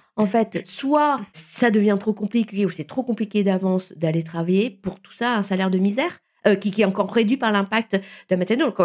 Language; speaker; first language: French; early bilingual, other home language; Vietnamese